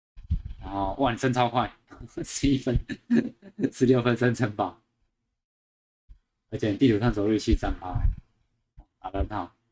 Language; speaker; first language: Chinese; native; Chinese